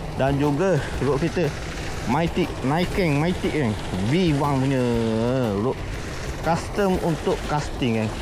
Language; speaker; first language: Malay; native; Malay